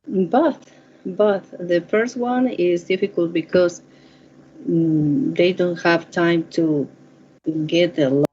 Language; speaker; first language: English; non-native, learner; Spanish